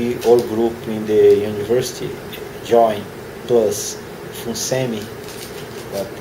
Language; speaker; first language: English; non-native, learner; Portuguese